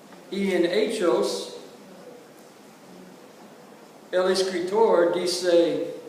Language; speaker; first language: Spanish; non-native, learner; English